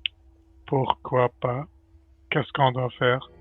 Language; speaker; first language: French; non-native, learner; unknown